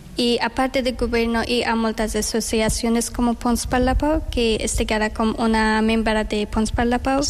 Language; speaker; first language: Catalan; non-native, learner; Persian